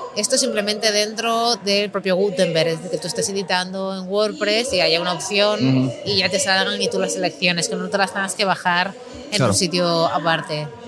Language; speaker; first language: Spanish; native; Spanish